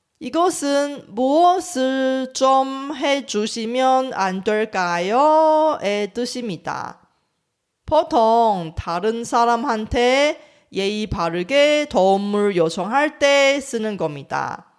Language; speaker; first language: Korean; non-native, fluent; Chinese